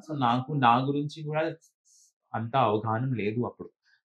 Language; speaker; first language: Telugu; non-native, fluent; Bangla